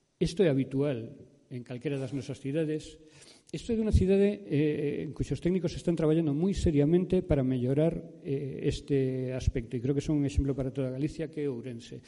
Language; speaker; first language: Galician; native; Galician